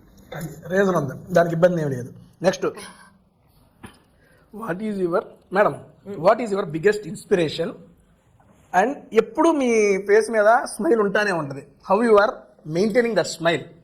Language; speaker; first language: Telugu; native; Telugu